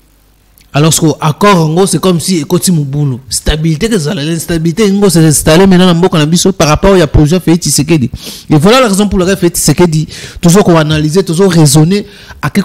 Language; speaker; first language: French; non-native, local second language; Lingala